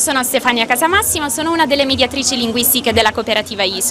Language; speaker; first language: Italian; native; Italian